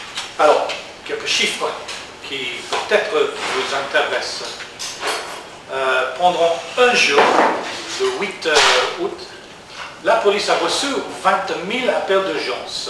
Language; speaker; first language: French; non-native, learner; English